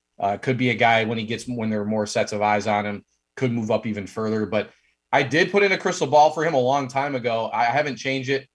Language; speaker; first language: English; native; English